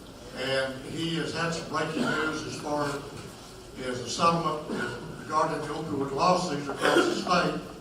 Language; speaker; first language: English; native; English